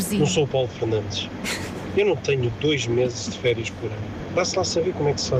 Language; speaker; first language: Portuguese; native; Portuguese